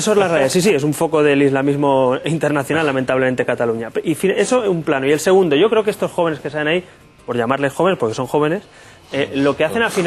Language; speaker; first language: Spanish; native; Spanish